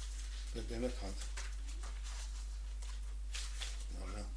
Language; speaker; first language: Norwegian; non-native, learner; German